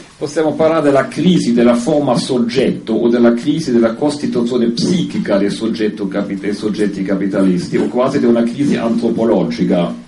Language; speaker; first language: Italian; non-native, fluent; German